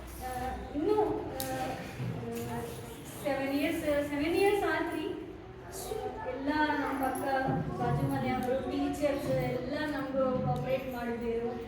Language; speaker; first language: Kannada; non-native, learner; Telugu